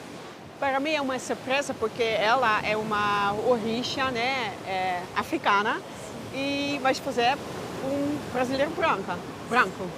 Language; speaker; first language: Portuguese; non-native, learner; Dutch